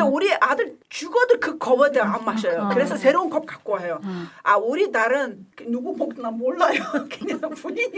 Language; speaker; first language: Korean; non-native, fluent; Mongolian